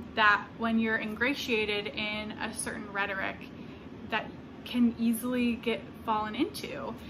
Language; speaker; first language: English; native; English